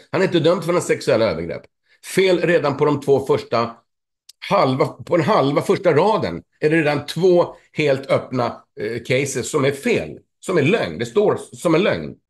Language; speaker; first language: Swedish; native; Swedish